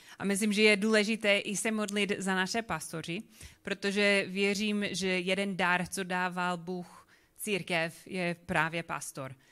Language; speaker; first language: Czech; non-native, learner; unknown